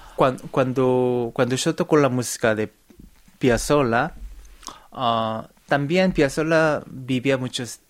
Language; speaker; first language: Spanish; non-native, fluent; Korean